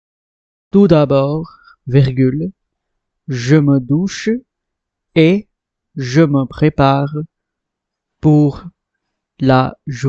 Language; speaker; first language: French; non-native, fluent; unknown